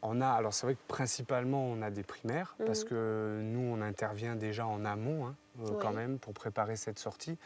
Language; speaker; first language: French; native; French